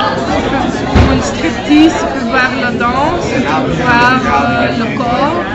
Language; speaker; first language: French; non-native, fluent; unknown